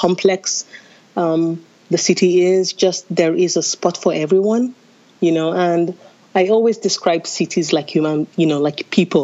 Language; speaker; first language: English; non-native, local second language; Yoruba